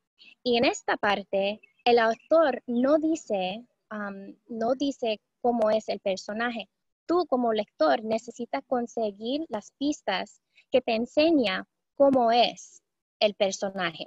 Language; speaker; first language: Spanish; early bilingual, heritage; Spanish